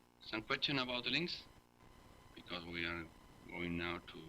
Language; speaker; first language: English; non-native, learner; Spanish